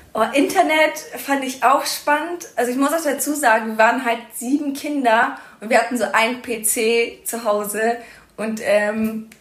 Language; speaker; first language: German; early bilingual, other home language; Persian